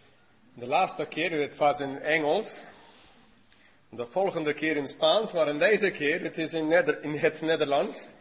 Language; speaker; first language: Dutch; non-native, learner; English